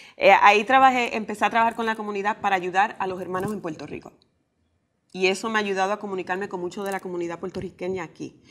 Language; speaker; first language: Spanish; early bilingual, heritage; Spanish